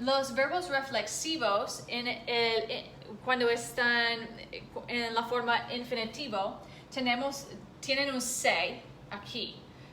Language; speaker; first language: Spanish; non-native, fluent; English